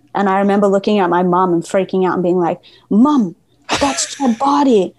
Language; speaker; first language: English; native; English